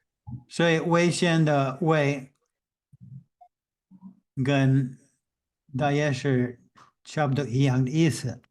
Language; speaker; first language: Chinese; non-native, fluent; English